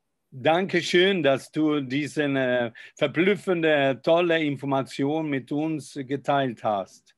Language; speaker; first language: German; non-native, fluent; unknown